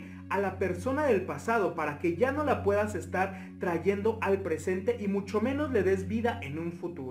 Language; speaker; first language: Spanish; native; Spanish